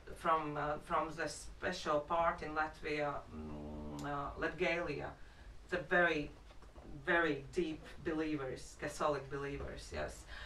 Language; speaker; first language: English; non-native, fluent; Latvian